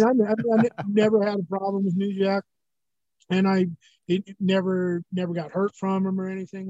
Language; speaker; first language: English; native; English